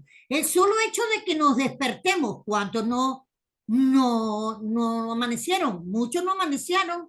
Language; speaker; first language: Spanish; native; Spanish